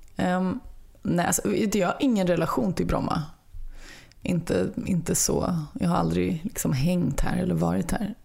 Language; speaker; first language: Swedish; early bilingual, other home language; Lithuanian